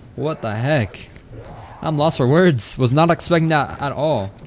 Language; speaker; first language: English; native; English